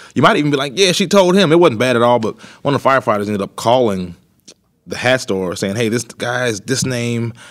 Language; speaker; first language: English; native; English